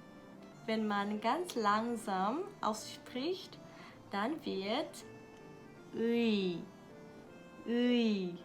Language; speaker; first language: German; non-native, learner; Korean